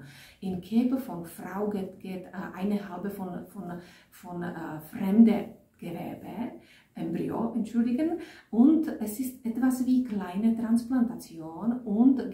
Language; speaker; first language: German; non-native, fluent; Czech